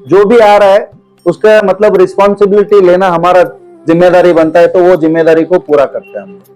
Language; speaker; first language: Hindi; non-native, local second language; Kannada